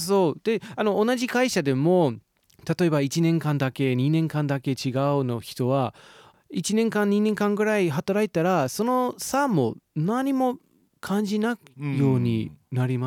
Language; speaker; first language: Japanese; non-native, fluent; English